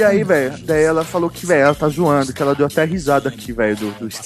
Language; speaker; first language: Portuguese; native; Portuguese